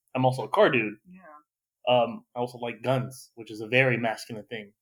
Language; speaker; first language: English; native; English